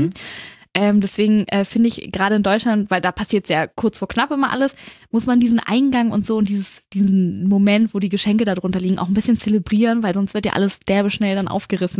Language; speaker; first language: German; native; German